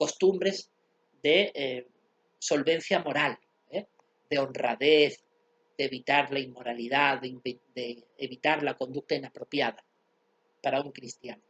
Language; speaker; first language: Spanish; native; Spanish